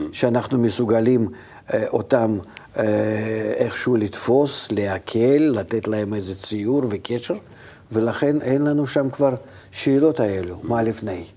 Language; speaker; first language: Hebrew; non-native, fluent; Russian